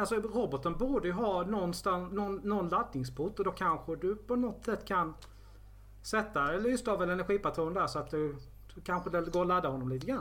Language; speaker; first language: Swedish; native; Swedish